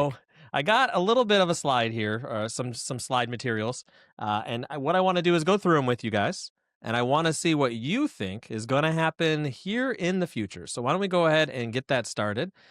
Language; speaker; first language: English; native; English